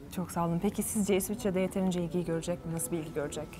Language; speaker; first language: Turkish; native; Turkish